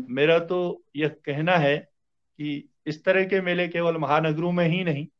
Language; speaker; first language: Hindi; native; Hindi